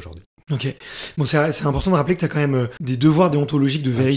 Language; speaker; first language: French; native; French